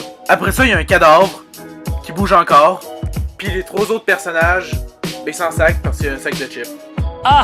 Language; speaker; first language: French; native; French